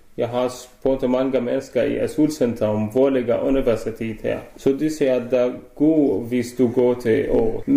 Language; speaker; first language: Danish; non-native, learner; Arabic